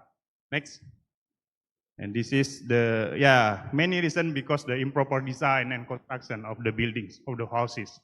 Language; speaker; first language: English; non-native, learner; Indonesian